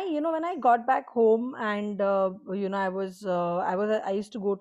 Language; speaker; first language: English; non-native, local second language; Marathi